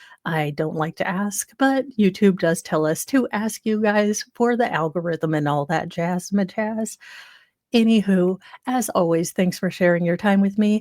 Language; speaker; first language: English; native; English